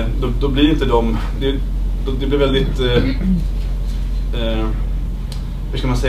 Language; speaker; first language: Swedish; native; Swedish